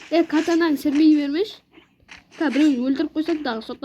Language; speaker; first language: Turkish; non-native, learner; Kazakh